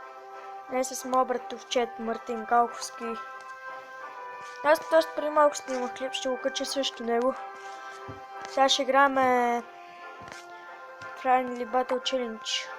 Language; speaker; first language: Bulgarian; native; Bulgarian